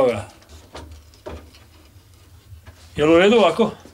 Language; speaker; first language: Bosnian; native; Bosnian